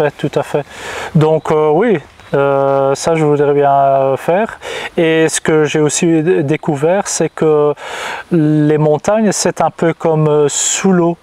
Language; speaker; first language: French; non-native, local second language; Dutch